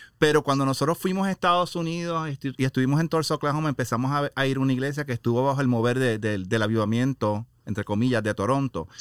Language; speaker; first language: Spanish; native; Spanish